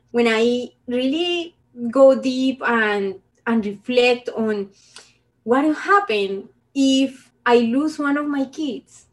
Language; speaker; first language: English; non-native, fluent; Spanish